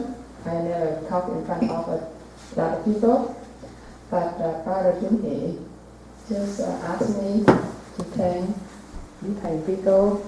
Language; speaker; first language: English; non-native, learner; Vietnamese